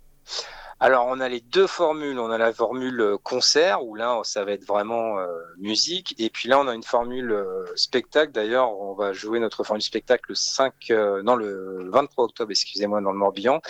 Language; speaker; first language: French; native; French